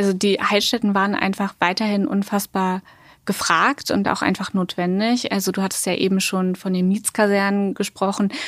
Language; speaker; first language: German; native; German